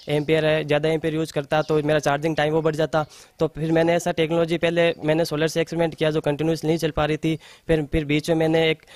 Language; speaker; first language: Hindi; native; Hindi